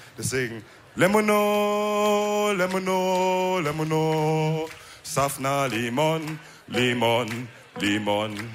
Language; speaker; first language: German; early bilingual, other home language; Wolof